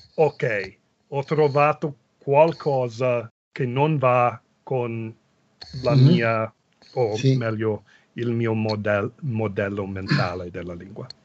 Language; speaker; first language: Italian; non-native, fluent; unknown